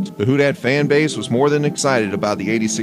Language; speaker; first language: English; native; English